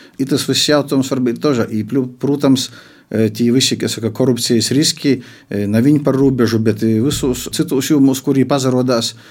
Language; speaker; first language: Latvian; non-native, local second language; Russian